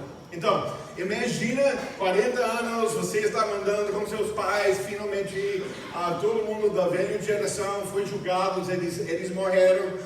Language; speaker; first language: Portuguese; non-native, fluent; English